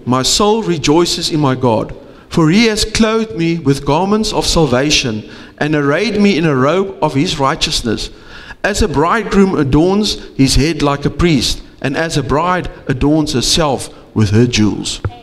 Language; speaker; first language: English; non-native, local second language; Afrikaans